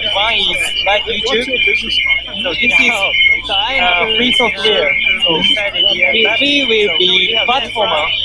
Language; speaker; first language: English; non-native, learner; Japanese